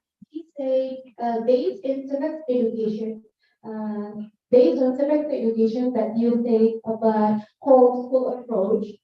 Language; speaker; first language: English; non-native, learner; Indonesian